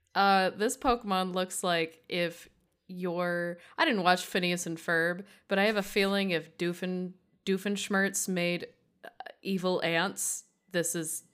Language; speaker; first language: English; native; English